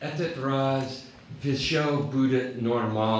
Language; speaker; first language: Russian; non-native, learner; English